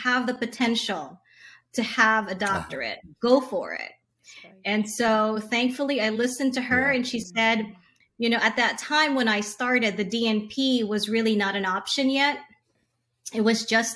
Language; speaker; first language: English; non-native, local second language; Hiligaynon